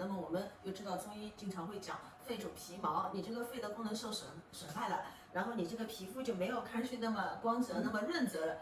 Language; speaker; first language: Chinese; native; Chinese